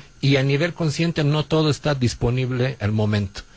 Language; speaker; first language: Spanish; non-native, fluent; Serbian